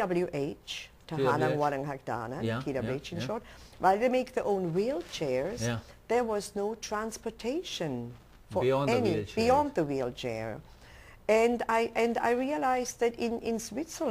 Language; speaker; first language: English; non-native, local second language; German